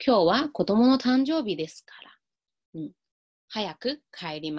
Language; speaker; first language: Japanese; non-native, fluent; Chinese